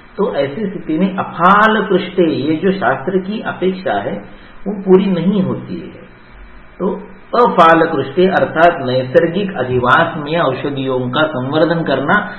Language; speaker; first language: Hindi; non-native, local second language; Marathi